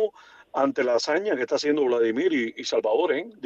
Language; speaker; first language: Spanish; native; Spanish